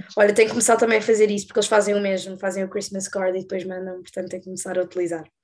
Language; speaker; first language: Portuguese; native; Portuguese